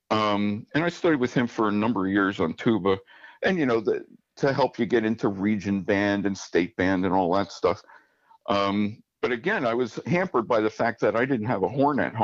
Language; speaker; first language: English; native; English